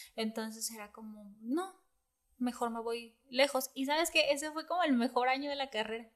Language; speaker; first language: Spanish; native; Spanish